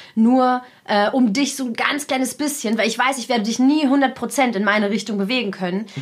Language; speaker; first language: German; early bilingual, other home language; Russian